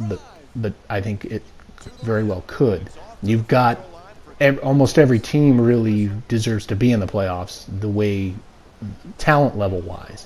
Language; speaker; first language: English; native; English